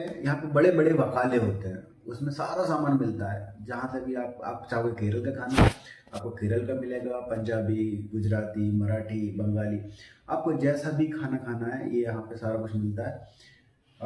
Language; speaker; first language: Hindi; native; Hindi